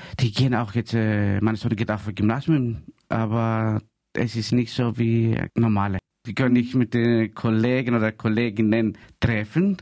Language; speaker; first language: German; non-native, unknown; Greek